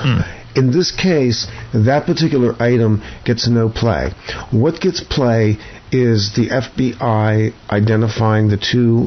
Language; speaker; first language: English; native; English